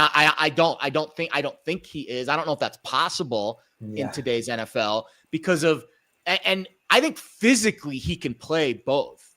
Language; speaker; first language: English; native; English